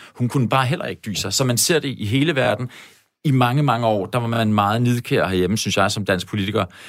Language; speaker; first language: Danish; native; Danish